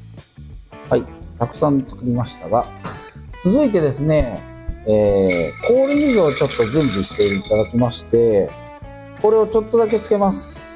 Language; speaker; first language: Japanese; native; Japanese